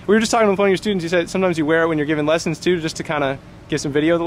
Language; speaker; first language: English; native; English